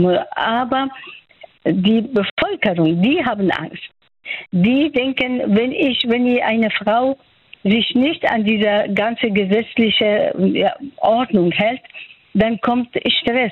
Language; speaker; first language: German; non-native, fluent; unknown